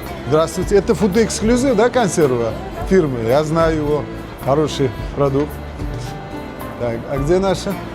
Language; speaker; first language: Russian; non-native, local second language; Uzbek